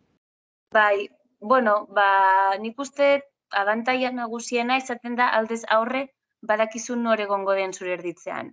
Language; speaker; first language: Basque; non-native, local second language; Spanish